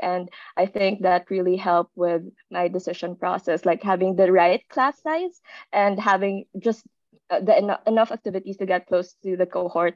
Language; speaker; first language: English; non-native, local second language; Filipino